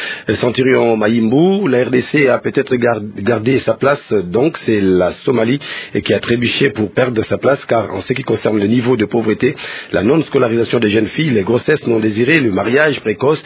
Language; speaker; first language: French; non-native, local second language; Lingala